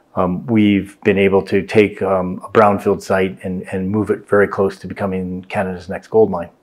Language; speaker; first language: English; native; English